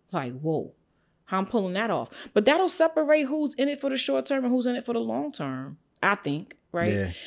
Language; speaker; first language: English; native; English